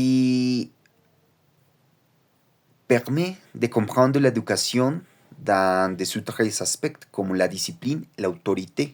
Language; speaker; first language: French; non-native, learner; Spanish